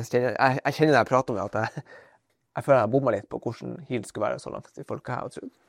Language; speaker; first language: Norwegian; native; Norwegian